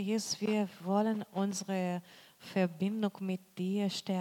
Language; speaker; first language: German; non-native, learner; Portuguese